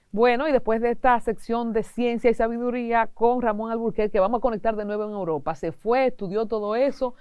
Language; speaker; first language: Spanish; native; Spanish